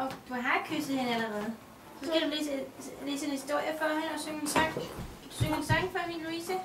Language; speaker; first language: Danish; native; Danish